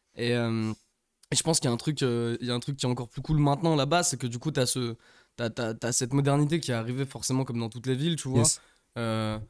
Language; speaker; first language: French; non-native, fluent; English